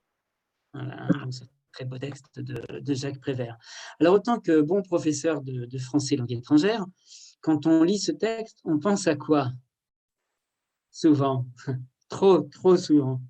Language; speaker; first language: French; native; French